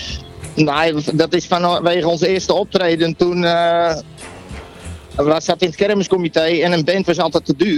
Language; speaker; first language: Dutch; native; Dutch